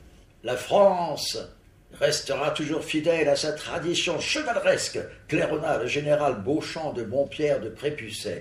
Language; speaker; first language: French; native; French